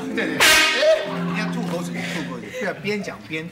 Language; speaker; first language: Chinese; native; Chinese